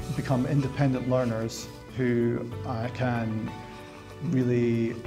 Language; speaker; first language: English; native; English